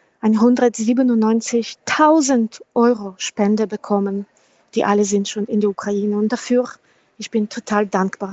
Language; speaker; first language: German; non-native, fluent; Ukrainian